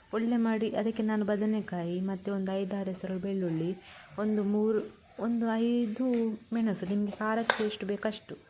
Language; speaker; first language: Kannada; non-native, local second language; Tulu